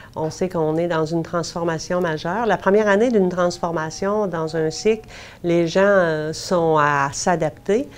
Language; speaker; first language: French; native; French